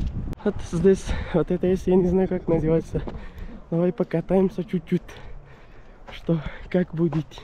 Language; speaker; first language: Russian; non-native, learner; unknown